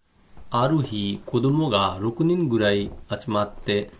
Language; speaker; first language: Japanese; non-native, fluent; Hindi